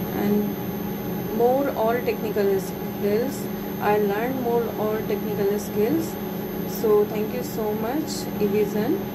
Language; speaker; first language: English; non-native, local second language; Hindi